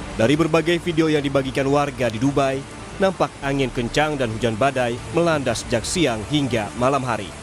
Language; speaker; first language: Indonesian; native; Indonesian